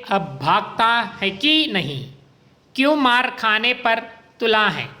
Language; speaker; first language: Hindi; non-native, local second language; Kannada